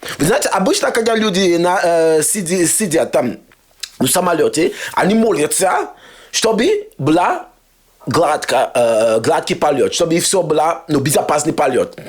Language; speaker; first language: Russian; non-native, fluent; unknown